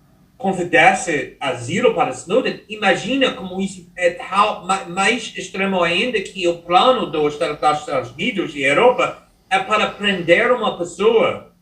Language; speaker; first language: Portuguese; non-native, fluent; English